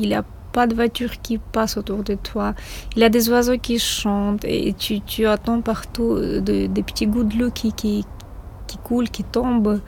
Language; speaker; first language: French; non-native, fluent; Ukrainian